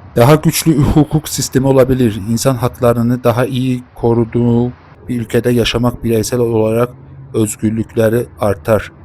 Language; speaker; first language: Turkish; non-native, fluent; Persian